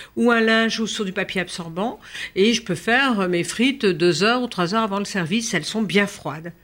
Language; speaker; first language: French; native; French